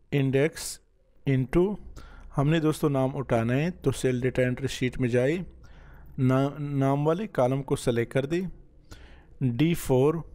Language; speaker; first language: Urdu; non-native, local second language; Punjabi